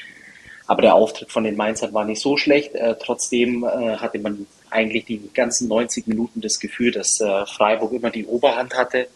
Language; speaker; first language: German; native; German